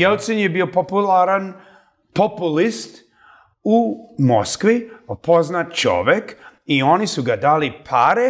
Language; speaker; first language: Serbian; early bilingual, heritage; Serbian